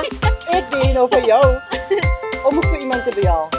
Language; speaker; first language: Dutch; non-native, learner; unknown